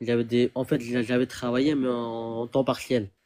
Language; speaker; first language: French; non-native, fluent; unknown